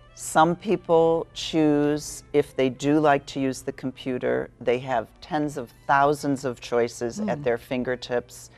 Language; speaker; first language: English; native; English